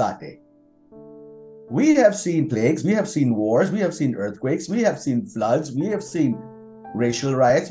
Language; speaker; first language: English; non-native, local second language; Hindi